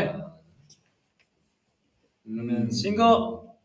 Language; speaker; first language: Korean; native; Korean